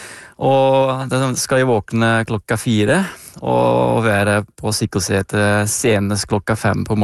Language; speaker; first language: Norwegian; non-native, fluent; Dutch